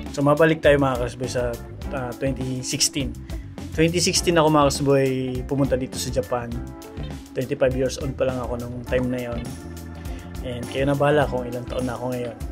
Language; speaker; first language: Filipino; native; Filipino